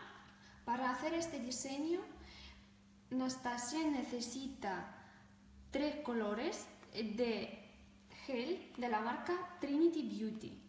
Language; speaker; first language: Spanish; non-native, fluent; Russian